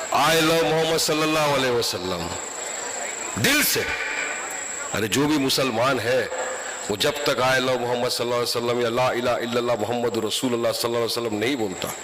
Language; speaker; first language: Hindi; non-native, local second language; Urdu